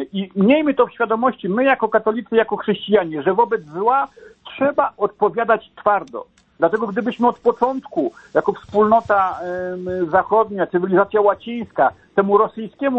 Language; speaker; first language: Polish; native; Polish